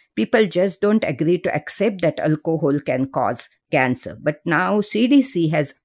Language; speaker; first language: English; non-native, local second language; Marathi